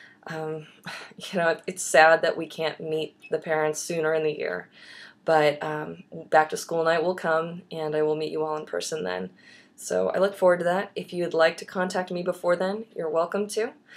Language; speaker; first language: English; native; English